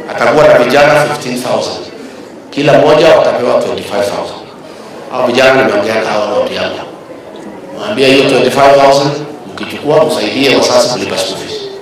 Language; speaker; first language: Swahili; non-native, local second language; Kamba